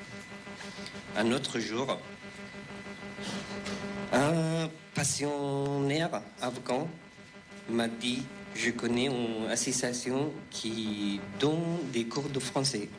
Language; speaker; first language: French; non-native, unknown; Persian